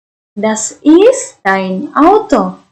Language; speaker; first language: German; non-native, learner; Indonesian